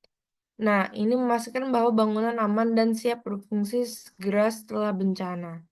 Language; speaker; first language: Indonesian; native; Indonesian